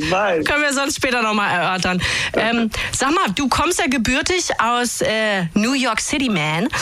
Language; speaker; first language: German; native; German